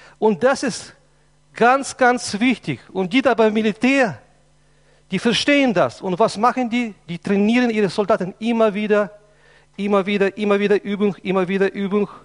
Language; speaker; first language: German; non-native, fluent; Russian